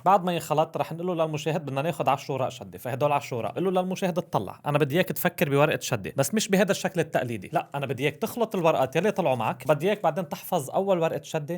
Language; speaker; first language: Arabic; native; Arabic